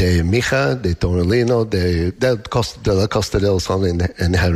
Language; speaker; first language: Spanish; non-native, learner; English